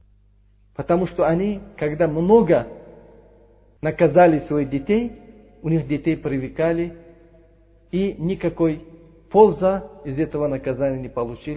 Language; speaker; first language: Russian; non-native, local second language; Uzbek